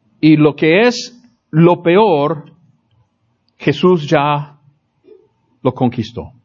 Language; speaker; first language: Spanish; non-native, fluent; English